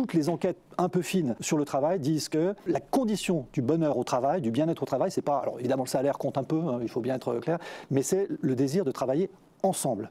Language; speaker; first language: French; native; French